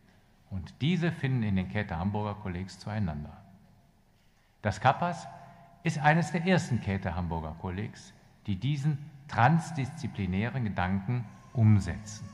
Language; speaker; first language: German; native; German